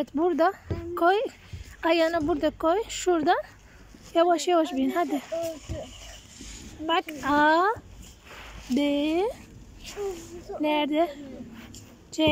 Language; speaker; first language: Turkish; non-native, learner; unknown